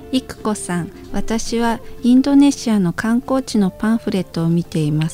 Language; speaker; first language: Japanese; non-native, learner; Indonesian